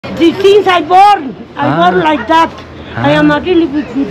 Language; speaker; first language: English; non-native, learner; Spanish